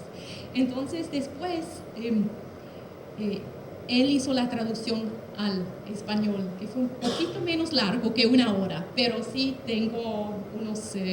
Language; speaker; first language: Spanish; non-native, fluent; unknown